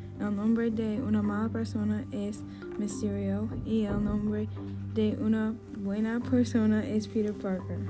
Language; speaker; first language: Spanish; non-native, learner; English